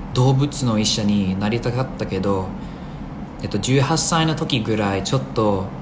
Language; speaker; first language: Japanese; non-native, fluent; English